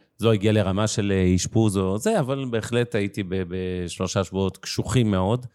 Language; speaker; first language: Hebrew; native; Hebrew